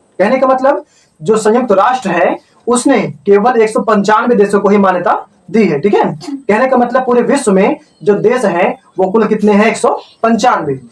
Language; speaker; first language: Hindi; native; Hindi